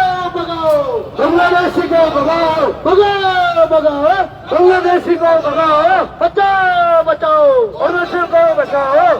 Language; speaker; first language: Hindi; non-native, local second language; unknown